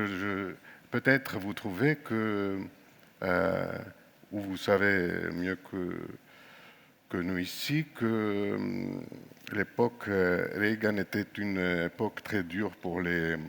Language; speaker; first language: French; non-native, fluent; Greek